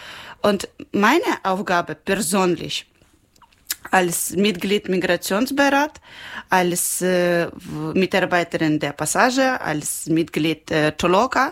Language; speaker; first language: German; non-native, learner; Ukrainian